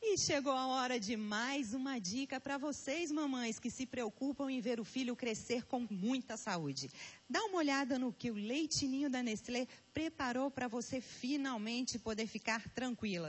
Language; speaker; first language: Portuguese; native; Portuguese